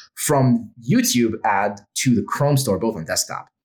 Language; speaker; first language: English; non-native, fluent; Hebrew